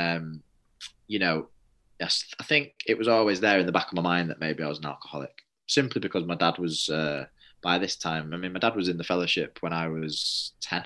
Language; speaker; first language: English; native; English